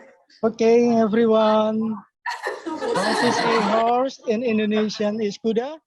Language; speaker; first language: English; non-native, fluent; Indonesian